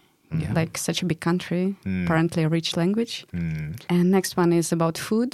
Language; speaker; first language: English; non-native, fluent; Russian